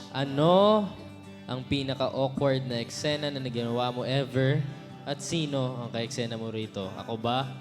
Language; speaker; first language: Filipino; native; Filipino